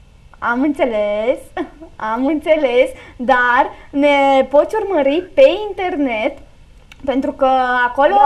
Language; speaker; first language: Romanian; native; Romanian